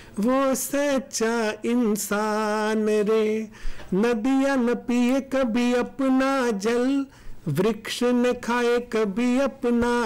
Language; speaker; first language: Hindi; non-native, local second language; Gujarati